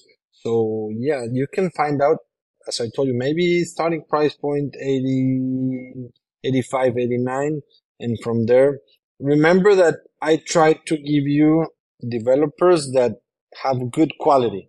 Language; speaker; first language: English; non-native, fluent; Spanish